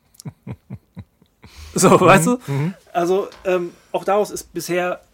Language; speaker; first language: German; native; German